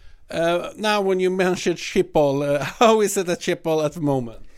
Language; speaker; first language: English; non-native, fluent; Swedish